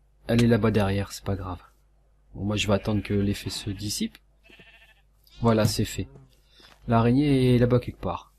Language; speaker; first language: French; native; French